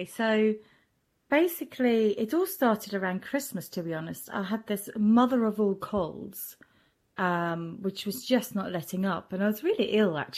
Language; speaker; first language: English; non-native, fluent; German